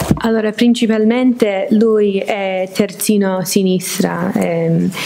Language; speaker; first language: Italian; non-native, fluent; English